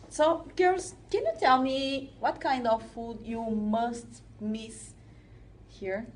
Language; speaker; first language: English; non-native, learner; Portuguese